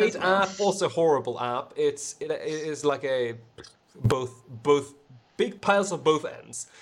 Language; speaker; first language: English; non-native, fluent; Swedish